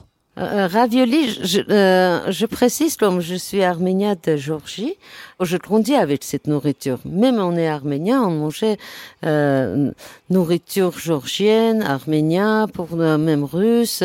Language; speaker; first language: French; non-native, learner; Armenian